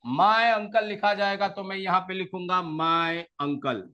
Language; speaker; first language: Hindi; non-native, local second language; Marathi